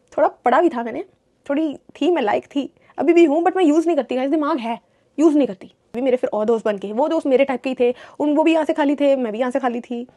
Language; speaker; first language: Urdu; native; Urdu